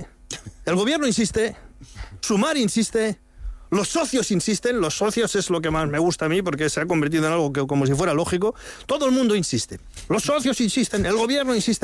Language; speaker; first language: Spanish; native; Spanish